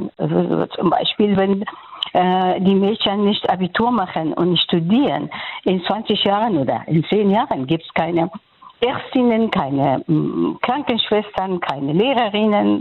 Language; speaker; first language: German; non-native, fluent; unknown